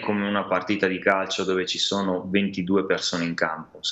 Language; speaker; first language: Italian; native; Italian